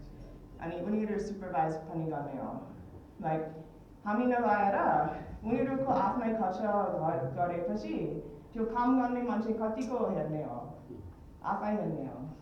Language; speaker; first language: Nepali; early bilingual, heritage; Nepali